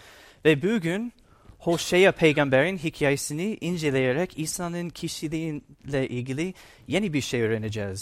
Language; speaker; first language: Turkish; non-native, fluent; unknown